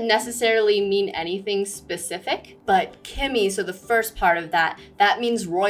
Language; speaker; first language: English; native; English